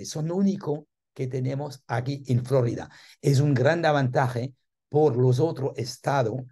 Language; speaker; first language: Spanish; non-native, learner; French